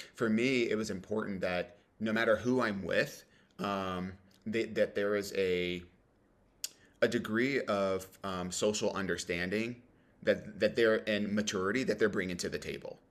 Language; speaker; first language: English; native; English